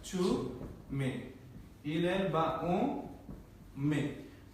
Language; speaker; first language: French; non-native, fluent; Bangla